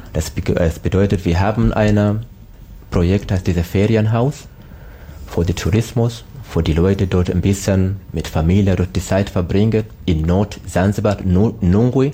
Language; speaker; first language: German; non-native, learner; Swahili